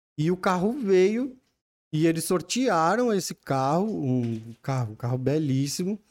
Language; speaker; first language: Portuguese; native; Portuguese